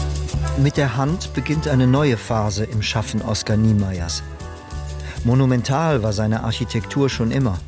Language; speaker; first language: German; native; German